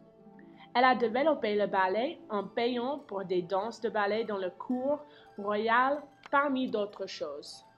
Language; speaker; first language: French; non-native, learner; English